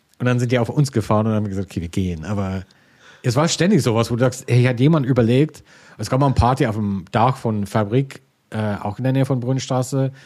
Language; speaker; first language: German; non-native, fluent; English